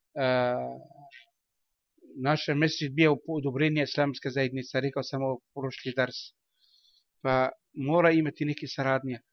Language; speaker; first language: Bosnian; non-native, learner; Arabic